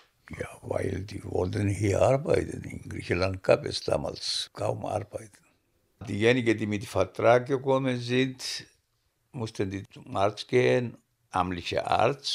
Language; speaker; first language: German; non-native, fluent; Greek